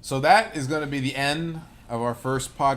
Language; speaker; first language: English; native; English